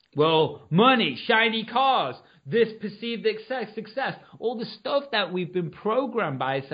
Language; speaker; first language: English; native; English